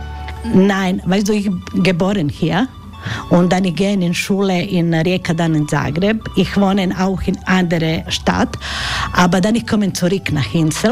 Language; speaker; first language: German; non-native, learner; Croatian